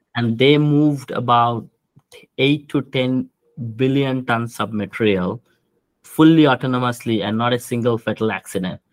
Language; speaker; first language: English; non-native, local second language; Bangla